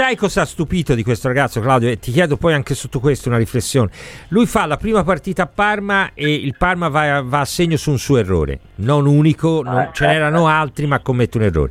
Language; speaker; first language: Italian; native; Italian